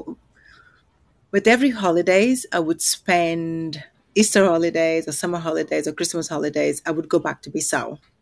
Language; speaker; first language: English; non-native, fluent; Upper Guinea Crioulo